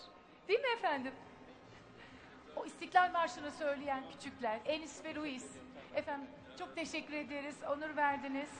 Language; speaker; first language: Turkish; native; Turkish